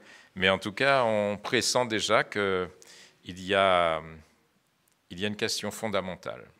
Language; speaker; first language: French; native; French